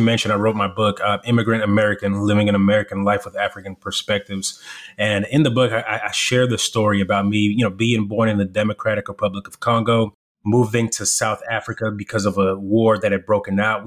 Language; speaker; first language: English; early bilingual, other home language; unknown